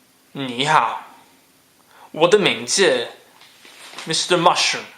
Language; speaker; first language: Chinese; non-native, learner; Cantonese